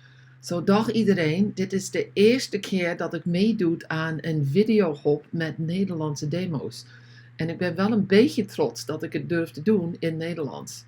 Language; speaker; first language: Dutch; non-native, learner; English